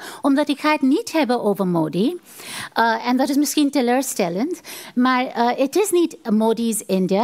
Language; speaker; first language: Dutch; non-native, fluent; Tamil